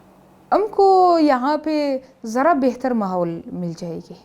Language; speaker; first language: Hindi; non-native, learner; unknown